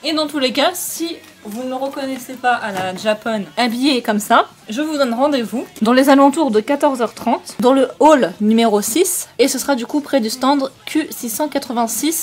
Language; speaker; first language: French; native; French